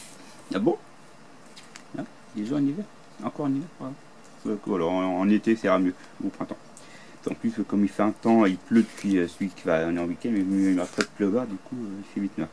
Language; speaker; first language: French; native; French